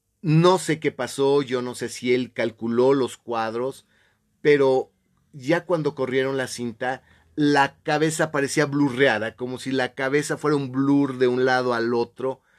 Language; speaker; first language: Spanish; native; Spanish